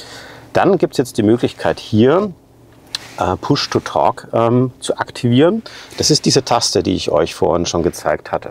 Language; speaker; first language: German; native; German